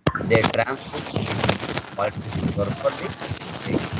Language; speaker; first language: English; non-native, local second language; Telugu